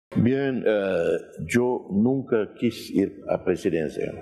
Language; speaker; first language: Spanish; non-native, fluent; Portuguese